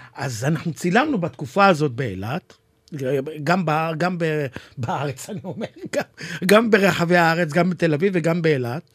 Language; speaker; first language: Hebrew; native; Hebrew